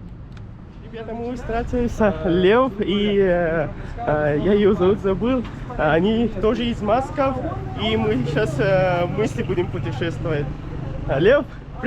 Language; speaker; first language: Russian; non-native, learner; Pashto